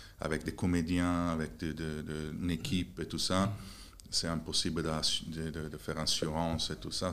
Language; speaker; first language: French; non-native, fluent; Italian